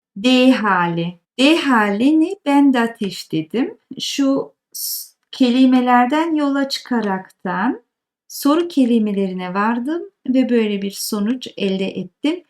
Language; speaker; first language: Turkish; native; Turkish